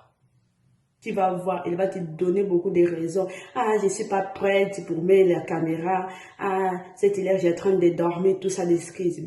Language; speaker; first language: French; non-native, learner; Portuguese